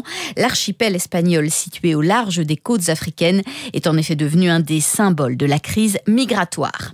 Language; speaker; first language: French; native; French